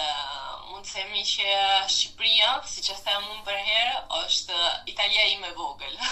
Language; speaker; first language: Albanian; non-native, fluent; Italian